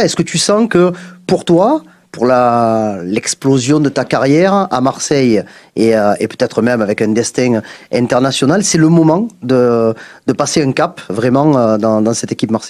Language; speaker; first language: French; native; French